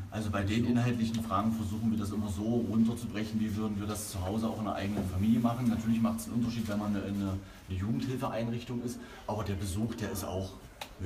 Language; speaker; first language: German; native; German